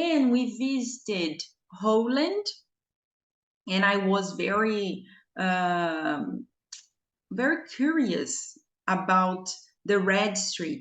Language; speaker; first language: English; non-native, fluent; Portuguese